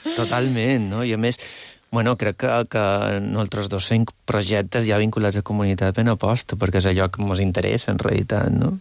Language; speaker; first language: Catalan; early bilingual, other home language; Spanish